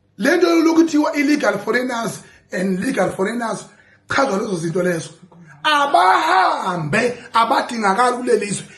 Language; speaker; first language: Zulu; native; Zulu